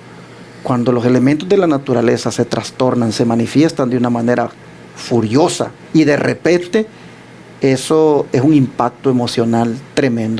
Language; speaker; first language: Spanish; native; Spanish